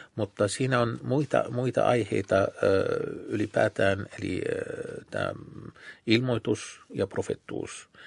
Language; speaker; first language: Finnish; non-native, fluent; Arabic